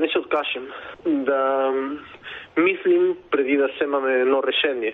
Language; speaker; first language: Bulgarian; non-native, fluent; Spanish